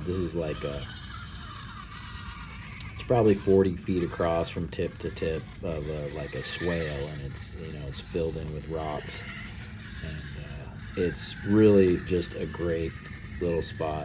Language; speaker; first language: English; native; English